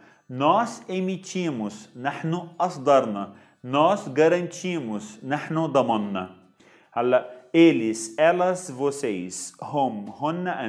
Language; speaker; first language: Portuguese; non-native, fluent; Arabic